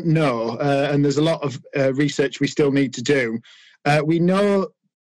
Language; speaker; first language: English; native; English